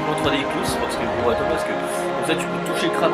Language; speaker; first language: French; native; French